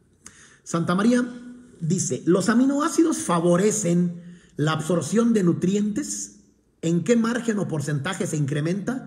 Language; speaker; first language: Spanish; native; Spanish